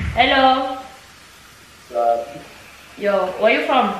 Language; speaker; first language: English; non-native, learner; French